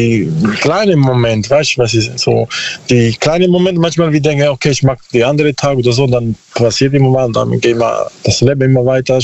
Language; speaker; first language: German; non-native, learner; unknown